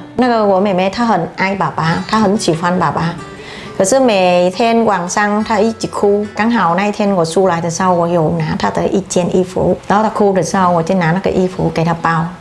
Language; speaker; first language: Chinese; non-native, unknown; Vietnamese